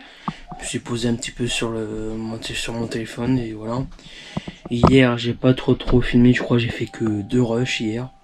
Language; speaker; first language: French; native; French